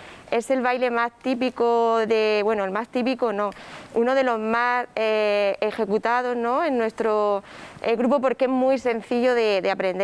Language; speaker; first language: Spanish; native; Spanish